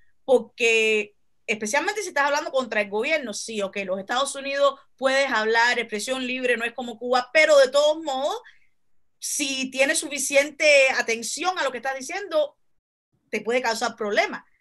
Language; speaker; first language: Spanish; early bilingual, heritage; Spanish